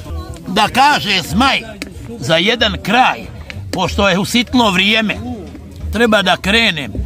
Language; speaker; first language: Serbian; native; Serbian